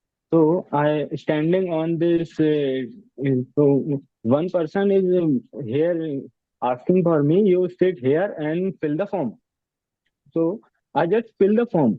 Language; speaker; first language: English; non-native, learner; Hindi